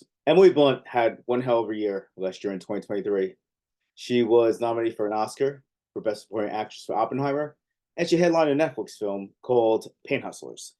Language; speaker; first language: English; native; English